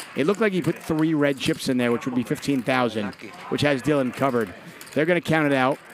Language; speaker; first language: English; native; English